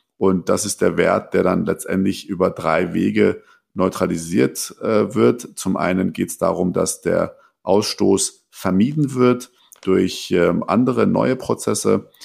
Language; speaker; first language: German; early bilingual, other home language; Persian